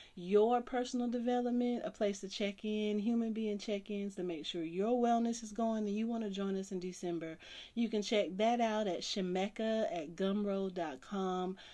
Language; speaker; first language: English; native; English